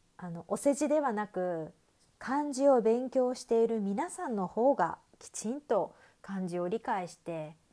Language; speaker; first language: Japanese; native; Japanese